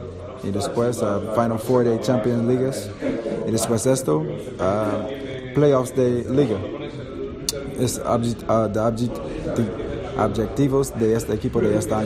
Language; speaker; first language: Spanish; non-native, learner; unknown